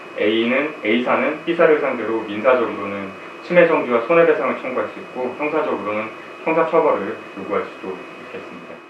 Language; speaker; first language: Korean; native; Korean